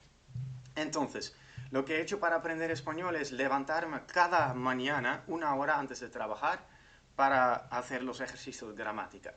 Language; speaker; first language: Spanish; non-native, fluent; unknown